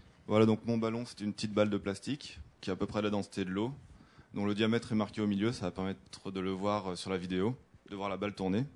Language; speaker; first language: French; native; French